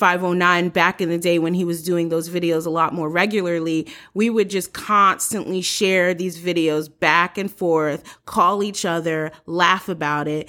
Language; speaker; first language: English; early bilingual, other home language; Haitian Creole